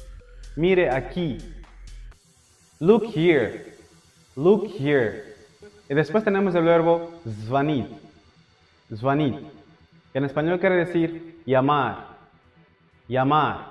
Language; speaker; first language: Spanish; non-native, fluent; Portuguese